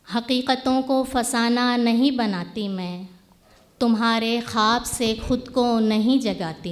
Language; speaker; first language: Hindi; native; Hindi